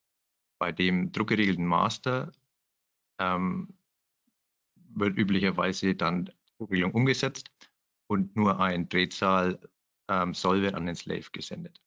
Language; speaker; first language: German; native; German